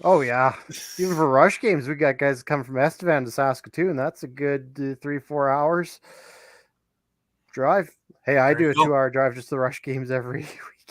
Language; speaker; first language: English; native; English